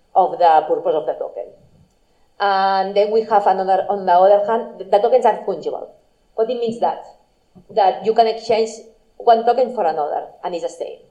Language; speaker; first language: English; non-native, fluent; Spanish